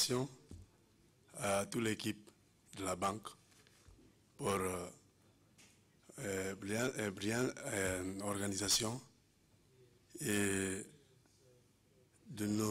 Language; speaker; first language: French; non-native, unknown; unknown